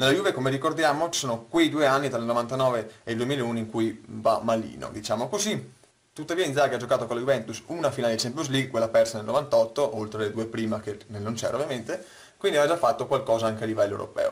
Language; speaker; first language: Italian; native; Italian